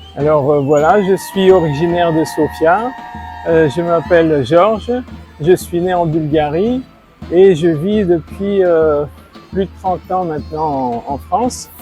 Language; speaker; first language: French; non-native, fluent; Bulgarian